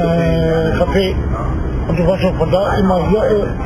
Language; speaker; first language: German; non-native, learner; Turkish